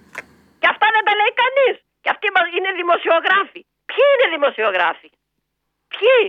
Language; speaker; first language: Greek; native; Greek